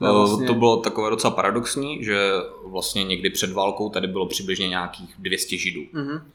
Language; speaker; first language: Czech; native; Czech